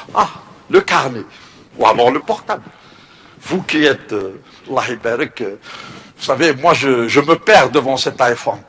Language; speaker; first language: French; non-native, local second language; Kabyle